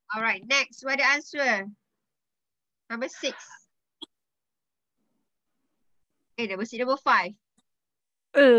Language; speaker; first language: English; non-native, local second language; Malay